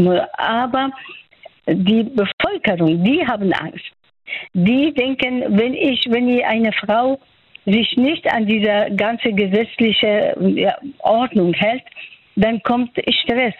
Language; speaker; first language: German; non-native, fluent; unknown